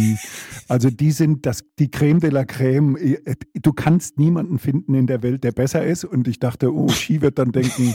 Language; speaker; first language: German; native; German